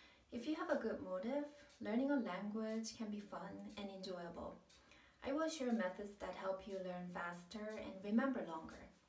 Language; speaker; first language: English; non-native, fluent; Korean